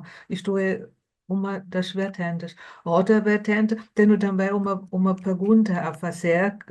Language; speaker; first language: Portuguese; non-native, fluent; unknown